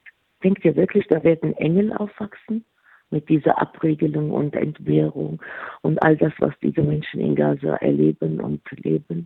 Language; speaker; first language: German; non-native, fluent; Arabic